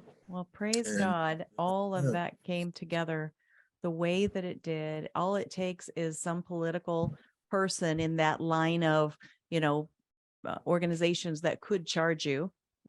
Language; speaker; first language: English; native; English